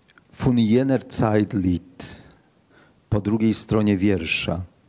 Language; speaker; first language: Polish; native; Polish